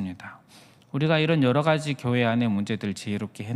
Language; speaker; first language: Korean; native; Korean